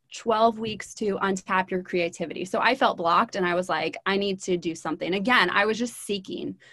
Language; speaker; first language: English; native; English